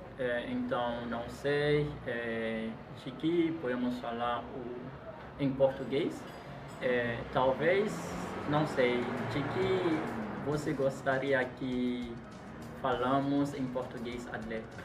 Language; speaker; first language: Portuguese; non-native, fluent; Haitian Creole